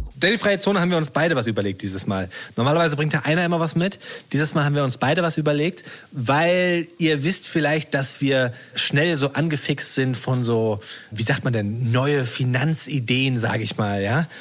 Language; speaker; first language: German; native; German